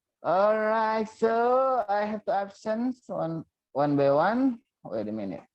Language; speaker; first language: English; non-native, learner; Indonesian